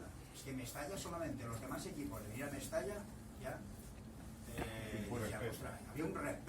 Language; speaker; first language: Spanish; native; Spanish